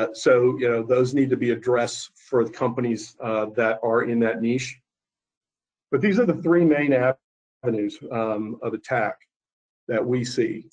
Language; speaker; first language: English; native; English